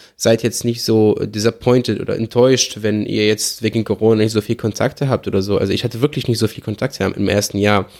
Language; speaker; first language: German; non-native, fluent; Arabic